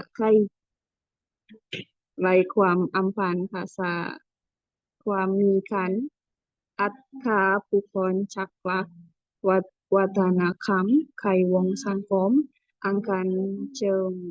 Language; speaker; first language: Thai; non-native, learner; Indonesian